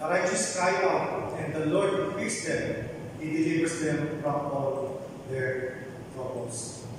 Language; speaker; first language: English; non-native, local second language; Filipino